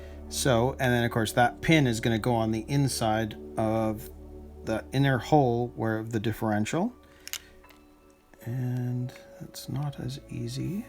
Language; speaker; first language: English; native; English